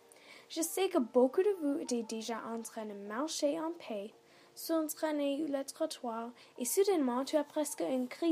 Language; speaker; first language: French; non-native, learner; English